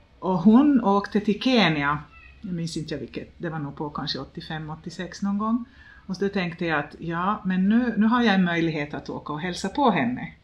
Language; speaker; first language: Swedish; native; Swedish